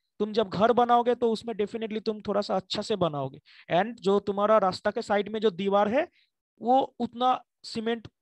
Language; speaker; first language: Hindi; non-native, local second language; Bangla